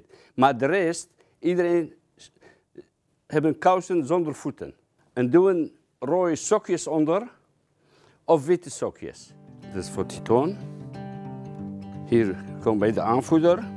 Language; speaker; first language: Dutch; non-native, fluent; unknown